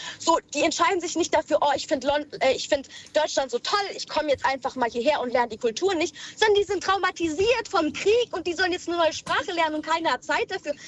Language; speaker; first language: German; early bilingual, other home language; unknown